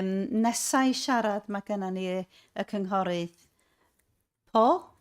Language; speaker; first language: Welsh; native; Welsh